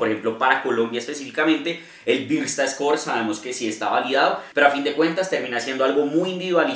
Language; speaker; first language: Spanish; native; Spanish